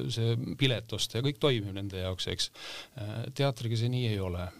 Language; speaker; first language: Estonian; native; Estonian